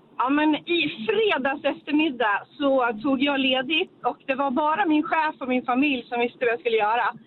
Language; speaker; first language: Swedish; early bilingual, other home language; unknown